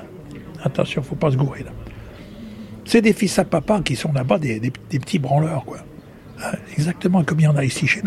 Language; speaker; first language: French; native; French